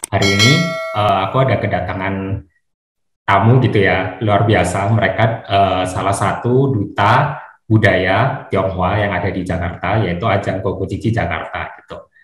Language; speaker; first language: Indonesian; native; Indonesian